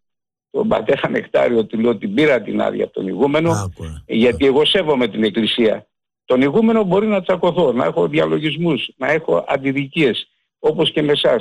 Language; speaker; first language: Greek; native; Greek